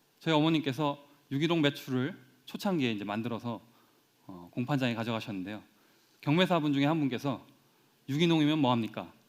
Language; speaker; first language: Korean; native; Korean